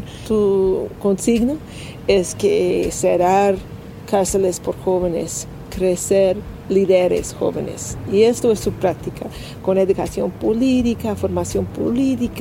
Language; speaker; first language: Spanish; non-native, learner; English